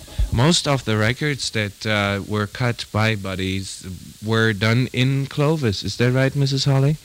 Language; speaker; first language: English; non-native, fluent; German